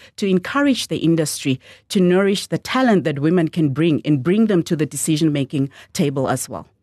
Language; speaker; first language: English; non-native, local second language; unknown